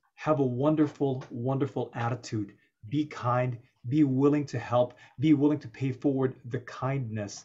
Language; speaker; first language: English; native; English